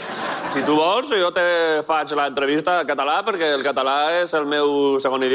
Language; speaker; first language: Catalan; non-native, local second language; Spanish